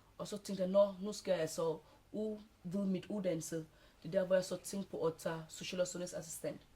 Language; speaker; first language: Danish; early bilingual, other home language; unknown